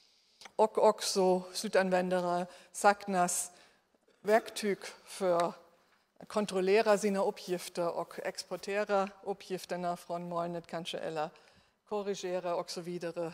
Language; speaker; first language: Swedish; non-native, fluent; German